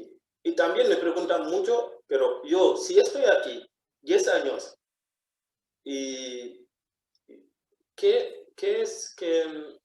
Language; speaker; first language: Spanish; non-native, fluent; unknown